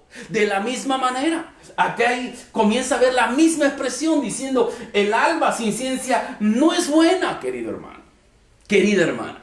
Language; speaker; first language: Spanish; native; Spanish